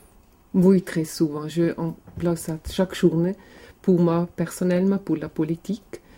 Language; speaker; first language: French; non-native, local second language; German